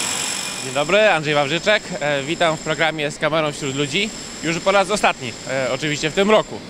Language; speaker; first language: Polish; native; Polish